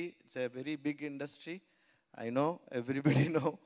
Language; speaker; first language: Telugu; non-native, learner; Tamil